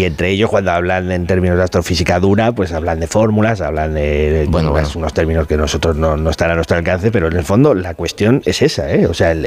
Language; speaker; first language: Spanish; native; Spanish